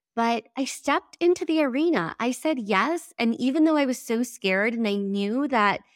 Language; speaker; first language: English; early bilingual, other home language; Spanish